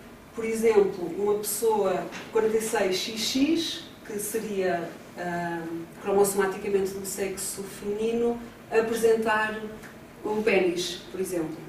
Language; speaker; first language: Portuguese; native; Portuguese